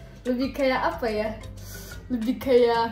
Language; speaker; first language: Indonesian; non-native, fluent; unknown